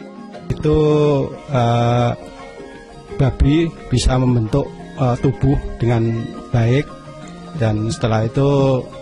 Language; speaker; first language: Indonesian; non-native, local second language; Javanese